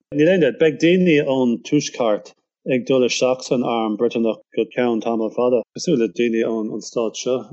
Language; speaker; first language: Irish; non-native, local second language; English